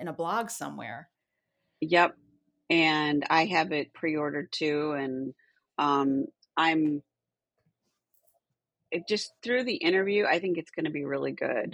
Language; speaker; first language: English; native; English